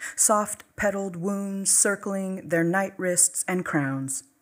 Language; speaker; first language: English; native; English